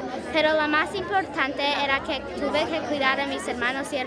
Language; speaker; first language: Spanish; non-native, learner; English